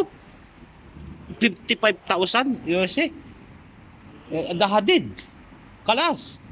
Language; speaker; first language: Arabic; non-native, learner; Filipino